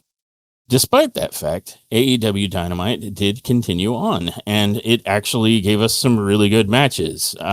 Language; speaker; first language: English; native; English